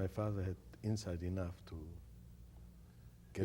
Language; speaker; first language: English; non-native, fluent; German